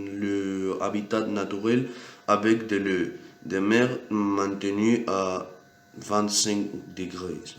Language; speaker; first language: French; non-native, learner; Spanish